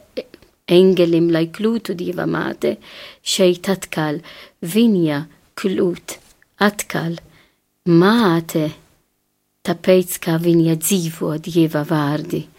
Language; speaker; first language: Latvian; non-native, fluent; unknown